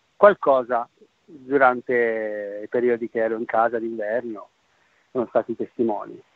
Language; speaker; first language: Italian; native; Italian